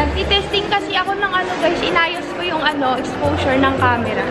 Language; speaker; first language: Filipino; native; Filipino